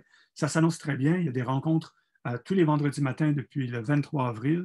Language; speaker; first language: French; native; French